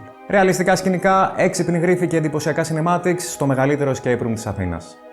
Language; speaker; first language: Greek; native; Greek